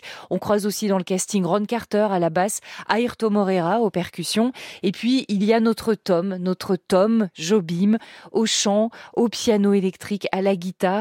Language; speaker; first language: French; native; French